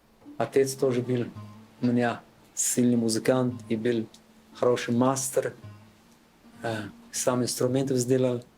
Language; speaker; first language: Russian; non-native, local second language; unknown